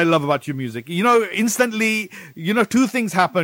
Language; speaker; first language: English; early bilingual, other home language; Hindi